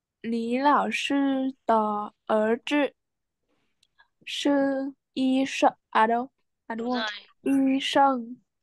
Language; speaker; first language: Chinese; non-native, learner; Vietnamese